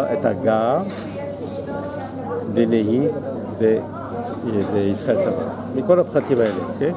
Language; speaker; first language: Hebrew; non-native, fluent; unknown